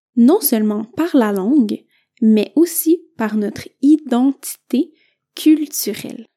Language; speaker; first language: French; native; French